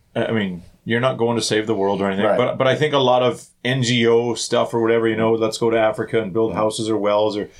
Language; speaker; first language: English; native; English